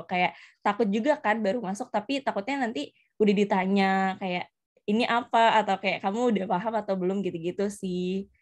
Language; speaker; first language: Indonesian; native; Indonesian